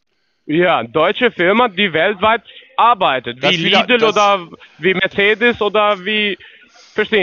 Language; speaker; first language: German; non-native, learner; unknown